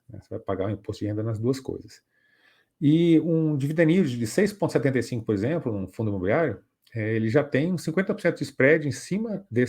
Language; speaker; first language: Portuguese; native; Portuguese